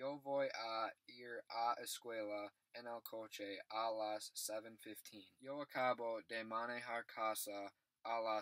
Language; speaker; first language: Spanish; non-native, learner; English